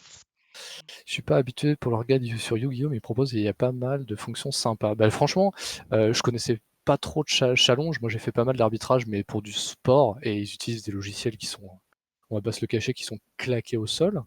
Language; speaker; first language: French; native; French